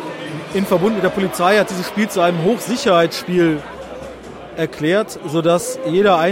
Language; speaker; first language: German; native; German